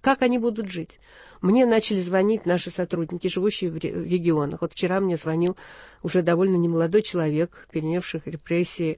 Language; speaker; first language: Russian; native; Russian